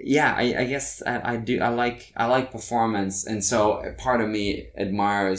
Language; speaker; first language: English; non-native, fluent; Norwegian